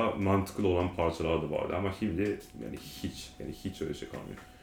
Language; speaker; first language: Turkish; non-native, learner; Japanese